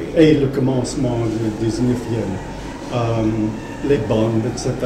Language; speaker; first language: French; non-native, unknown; English